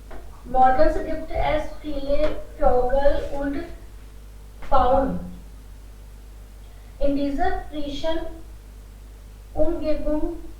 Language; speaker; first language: German; non-native, learner; Hindi